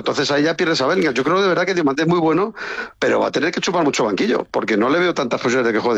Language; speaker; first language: Spanish; native; Spanish